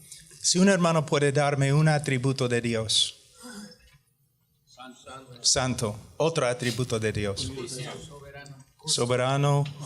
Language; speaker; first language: Spanish; non-native, fluent; English